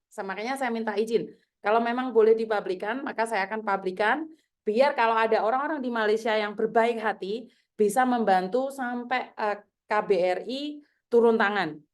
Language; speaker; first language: Indonesian; native; Indonesian